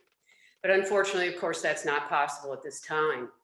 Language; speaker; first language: English; native; English